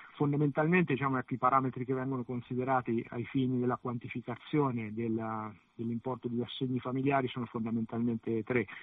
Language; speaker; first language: Italian; native; Italian